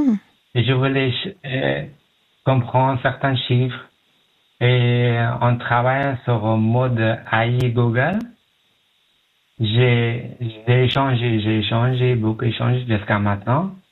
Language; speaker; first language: French; non-native, learner; Pashto